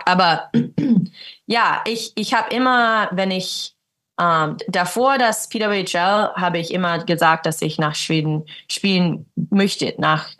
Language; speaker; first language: German; early bilingual, heritage; English